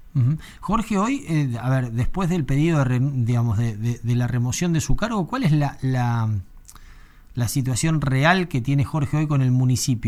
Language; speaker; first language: Spanish; native; Spanish